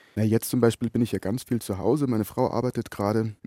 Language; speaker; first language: German; native; German